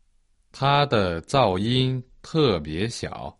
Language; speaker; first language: Chinese; non-native, learner; Portuguese